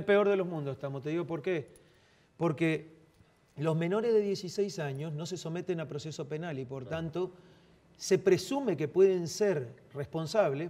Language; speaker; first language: Spanish; native; Spanish